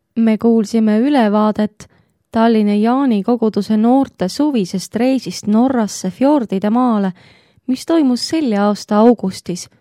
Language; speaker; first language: Estonian; native; Estonian